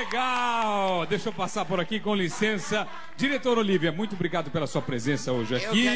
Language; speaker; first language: Portuguese; native; Portuguese